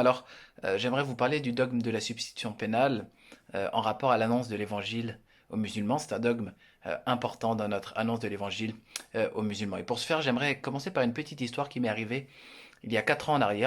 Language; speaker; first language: French; native; French